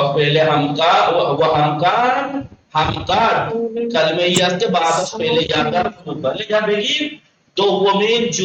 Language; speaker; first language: Persian; non-native, fluent; Urdu